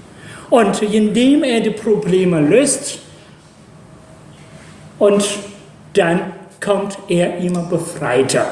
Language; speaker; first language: German; non-native, fluent; Chinese